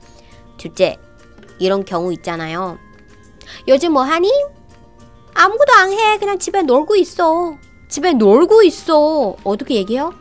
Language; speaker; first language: Korean; non-native, fluent; Chinese